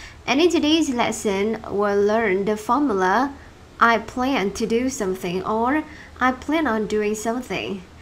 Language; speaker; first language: English; non-native, fluent; Vietnamese